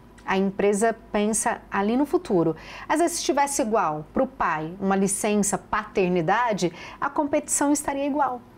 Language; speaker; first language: Portuguese; native; Portuguese